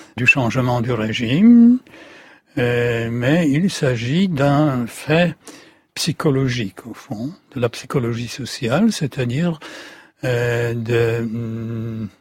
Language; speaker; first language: French; non-native, fluent; Polish